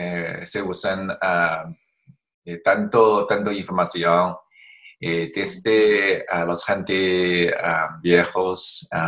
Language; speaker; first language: Spanish; non-native, learner; Chinese